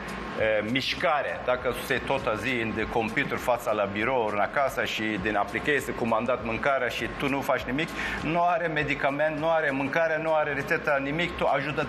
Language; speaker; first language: Romanian; non-native, learner; Turkish